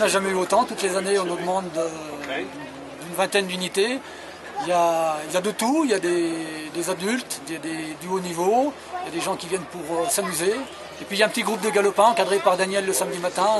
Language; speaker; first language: French; native; French